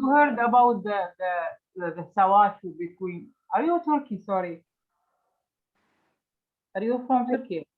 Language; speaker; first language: English; non-native, learner; Arabic